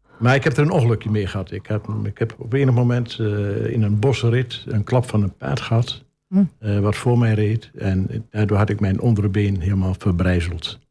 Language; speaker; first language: Dutch; native; Dutch